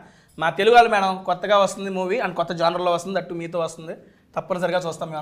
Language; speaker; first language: Telugu; native; Telugu